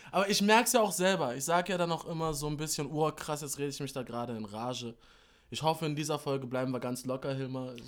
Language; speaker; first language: German; native; German